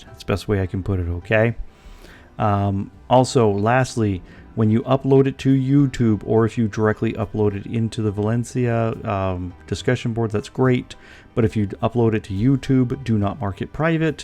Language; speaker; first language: English; native; English